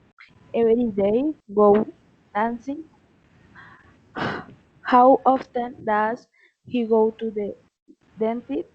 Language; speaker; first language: English; non-native, learner; Spanish